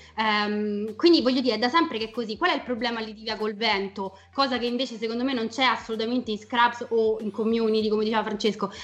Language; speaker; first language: Italian; native; Italian